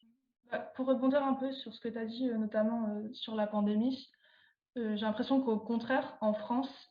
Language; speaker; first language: French; native; French